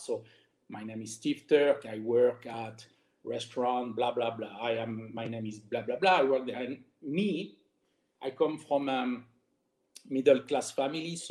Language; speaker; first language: English; non-native, fluent; French